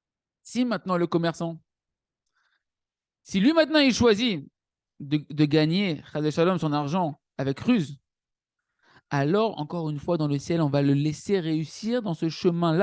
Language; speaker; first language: French; native; French